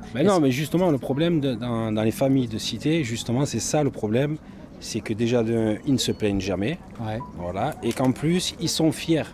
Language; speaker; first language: French; native; French